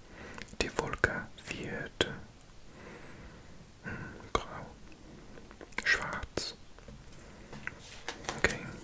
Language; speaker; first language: German; non-native, learner; English